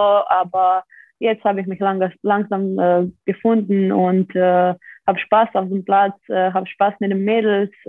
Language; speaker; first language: German; non-native, fluent; Slovenian